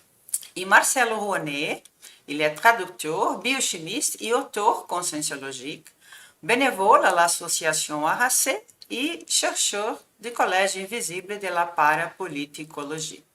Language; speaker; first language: French; non-native, fluent; Portuguese